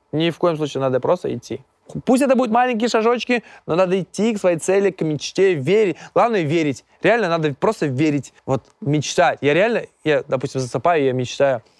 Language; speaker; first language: Russian; non-native, local second language; Tatar